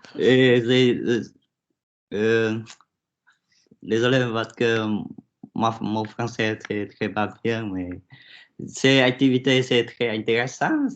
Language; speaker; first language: French; non-native, learner; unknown